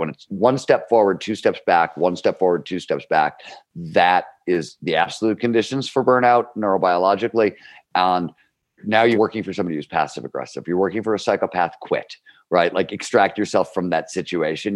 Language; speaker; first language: English; native; English